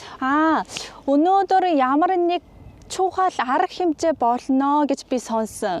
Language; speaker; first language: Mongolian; non-native, fluent; Korean